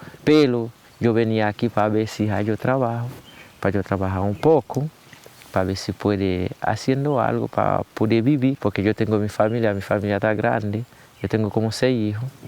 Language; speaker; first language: Spanish; non-native, learner; Haitian Creole